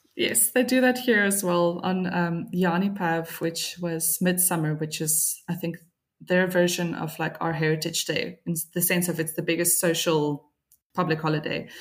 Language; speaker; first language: English; native; English